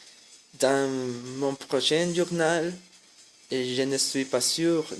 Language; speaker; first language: French; non-native, learner; Spanish